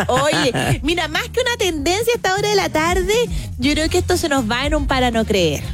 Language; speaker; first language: Spanish; native; Spanish